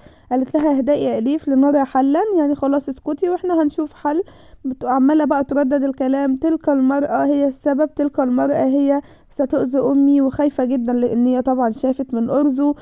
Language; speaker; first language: Arabic; native; Arabic